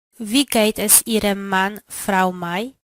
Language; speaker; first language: German; non-native, learner; Polish